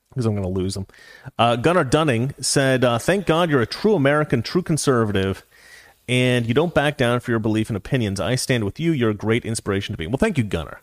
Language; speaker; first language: English; native; English